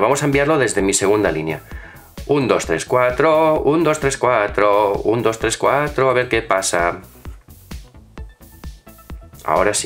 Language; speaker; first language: Spanish; native; Spanish